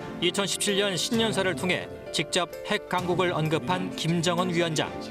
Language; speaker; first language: Korean; native; Korean